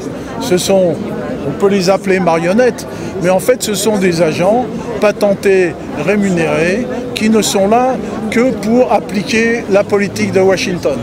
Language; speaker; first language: French; native; French